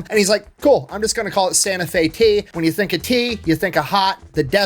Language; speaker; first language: English; native; English